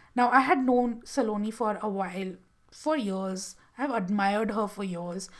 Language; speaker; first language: English; non-native, local second language; Gujarati